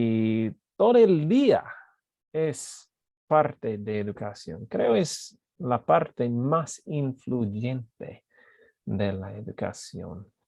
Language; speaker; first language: Spanish; non-native, fluent; English